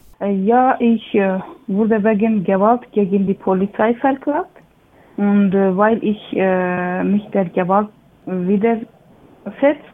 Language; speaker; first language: German; non-native, learner; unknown